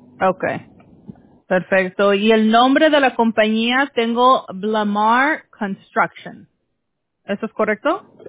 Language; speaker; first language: Spanish; early bilingual, heritage; Spanish